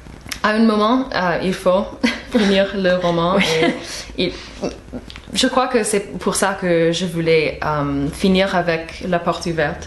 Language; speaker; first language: French; non-native, fluent; English